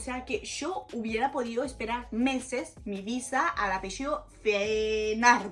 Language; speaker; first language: Spanish; non-native, fluent; French